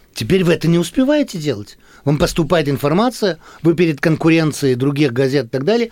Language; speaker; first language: Russian; early bilingual, heritage; Russian